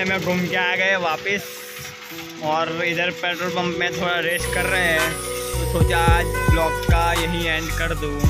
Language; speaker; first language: Hindi; non-native, local second language; Gujarati